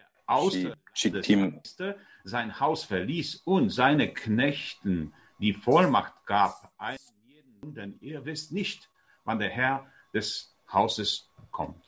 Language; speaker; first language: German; non-native, fluent; Polish